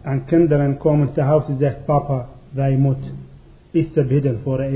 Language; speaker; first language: Dutch; non-native, learner; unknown